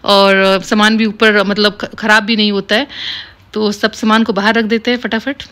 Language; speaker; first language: Hindi; native; Hindi